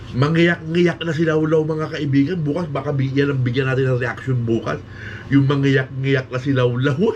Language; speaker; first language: Filipino; native; Filipino